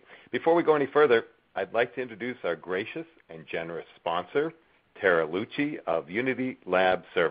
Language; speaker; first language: English; native; English